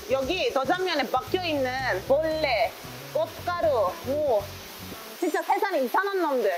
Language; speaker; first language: Korean; non-native, fluent; Turkish